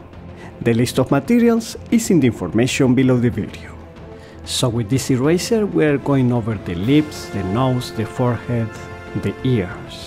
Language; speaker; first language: English; non-native, fluent; Spanish